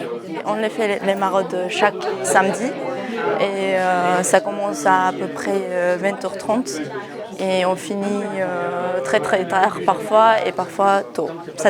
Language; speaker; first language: French; non-native, fluent; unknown